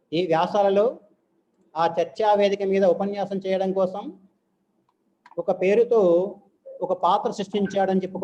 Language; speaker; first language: Telugu; native; Telugu